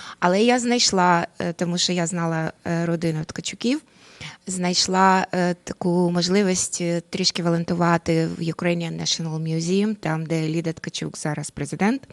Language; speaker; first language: Ukrainian; non-native, local second language; Russian